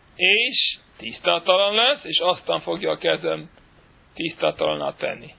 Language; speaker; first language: Hungarian; non-native, fluent; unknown